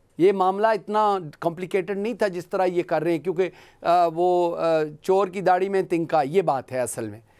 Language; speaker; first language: Urdu; non-native, local second language; Punjabi